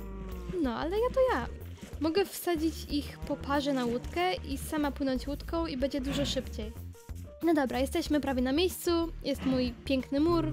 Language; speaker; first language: Polish; native; Polish